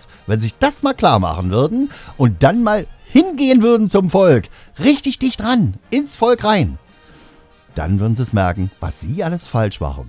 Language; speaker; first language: German; native; German